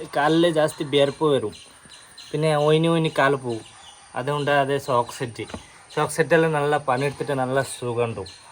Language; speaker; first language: Malayalam; native; Malayalam